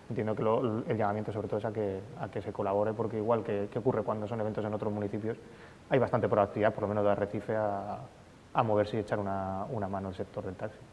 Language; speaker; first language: Spanish; native; Spanish